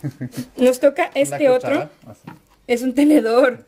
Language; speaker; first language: Spanish; native; Spanish